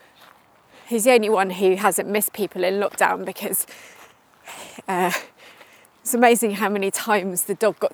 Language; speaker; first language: English; native; English